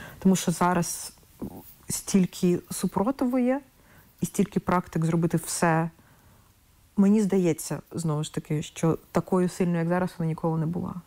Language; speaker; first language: Ukrainian; non-native, local second language; Russian